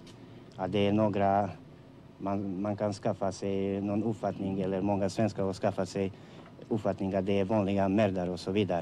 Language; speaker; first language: Swedish; non-native, fluent; Croatian